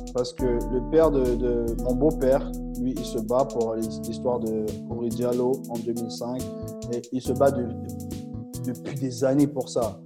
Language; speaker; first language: French; non-native, fluent; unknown